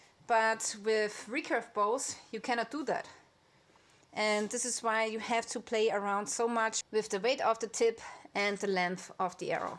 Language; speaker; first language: English; non-native, fluent; German